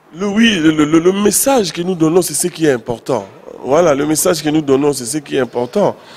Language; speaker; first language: French; non-native, local second language; Lingala